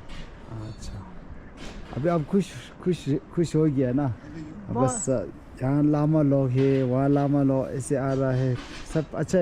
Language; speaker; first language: Hindi; non-native, learner; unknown